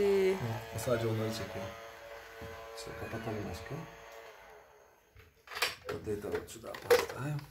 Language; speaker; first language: Russian; non-native, learner; Turkish